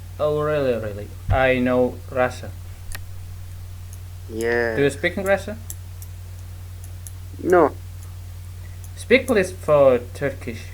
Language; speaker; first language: English; non-native, learner; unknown